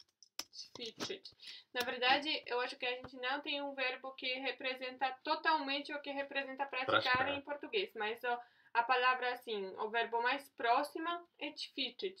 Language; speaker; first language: Portuguese; non-native, fluent; Polish